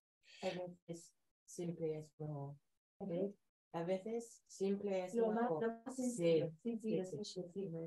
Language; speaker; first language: Spanish; non-native, learner; English